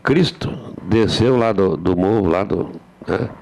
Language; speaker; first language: Portuguese; native; Portuguese